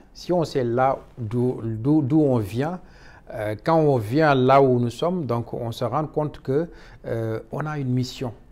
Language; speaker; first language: French; non-native, local second language; Wolof